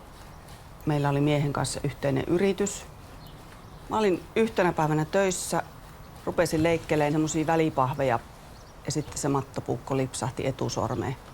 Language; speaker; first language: Finnish; native; Finnish